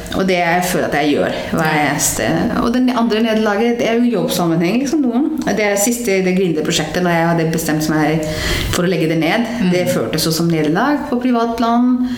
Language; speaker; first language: Norwegian; non-native, fluent; Hindi